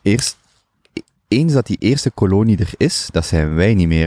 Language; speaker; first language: Dutch; native; Dutch